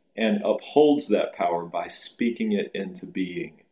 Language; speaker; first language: English; native; English